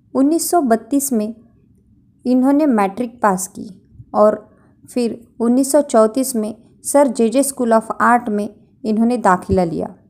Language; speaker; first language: Hindi; non-native, local second language; Marathi